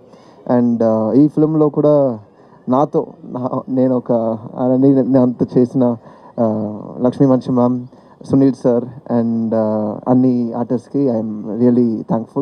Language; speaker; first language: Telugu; non-native, learner; Tamil